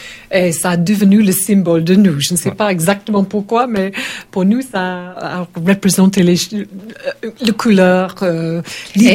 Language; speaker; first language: French; non-native, learner; English